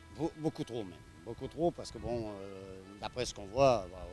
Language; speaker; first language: French; native; French